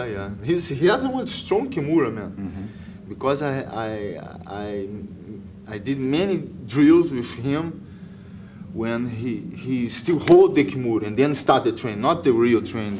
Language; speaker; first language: English; non-native, learner; Portuguese